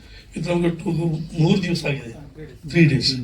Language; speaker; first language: Kannada; non-native, local second language; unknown